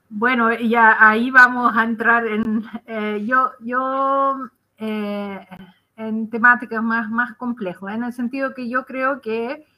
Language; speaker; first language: Spanish; non-native, fluent; Dutch